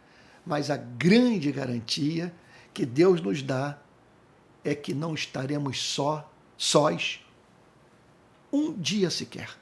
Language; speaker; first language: Portuguese; native; Portuguese